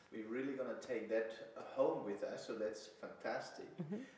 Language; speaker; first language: English; non-native, fluent; German